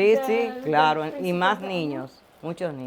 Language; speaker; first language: Spanish; native; Spanish